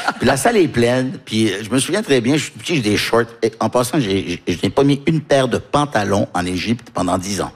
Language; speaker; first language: French; early bilingual, heritage; French